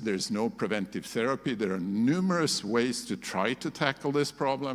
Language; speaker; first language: English; non-native, fluent; Swedish